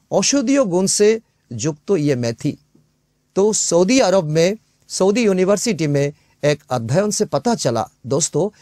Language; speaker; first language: Hindi; non-native, local second language; Bangla